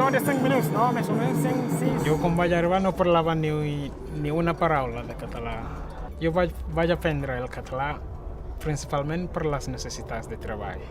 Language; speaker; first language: Catalan; non-native, fluent; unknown